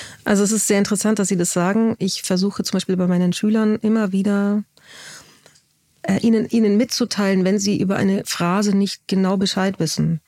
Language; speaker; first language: German; native; German